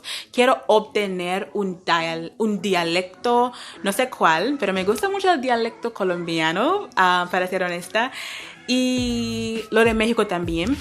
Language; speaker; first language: Spanish; non-native, fluent; English